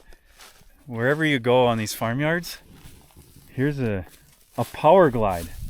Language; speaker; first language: English; native; English